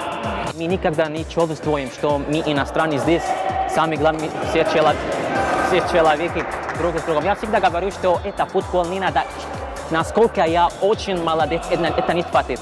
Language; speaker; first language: Russian; non-native, learner; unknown